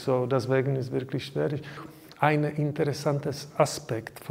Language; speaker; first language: German; non-native, learner; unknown